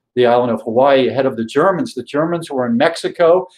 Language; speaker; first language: English; native; English